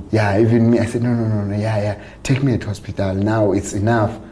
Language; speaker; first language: English; non-native, local second language; Xhosa